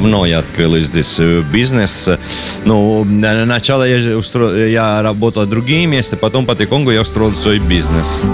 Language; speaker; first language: Russian; non-native, learner; Italian